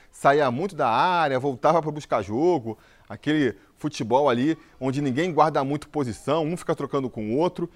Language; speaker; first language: Portuguese; native; Portuguese